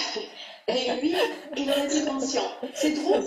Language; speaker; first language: French; non-native, fluent; English